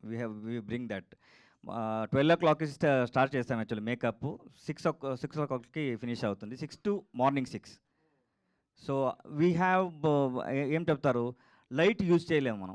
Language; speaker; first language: Telugu; non-native, learner; Kannada